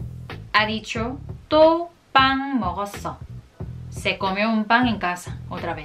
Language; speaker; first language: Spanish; non-native, fluent; Korean